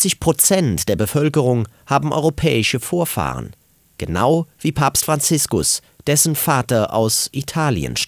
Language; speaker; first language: German; native; German